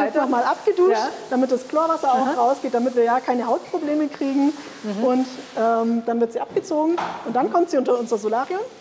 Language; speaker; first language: German; native; German